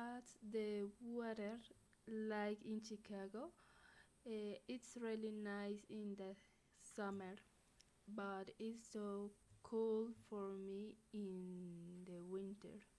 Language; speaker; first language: English; non-native, learner; Spanish